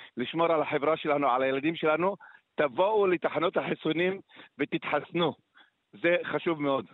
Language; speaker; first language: Hebrew; non-native, local second language; Arabic